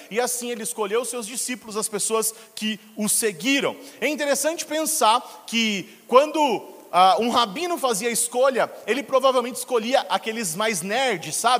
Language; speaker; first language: Portuguese; native; Portuguese